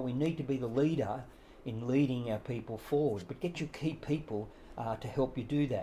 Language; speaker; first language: English; native; English